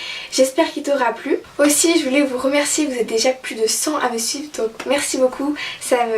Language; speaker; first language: French; native; French